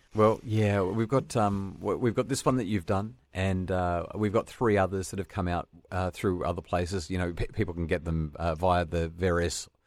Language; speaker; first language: English; native; English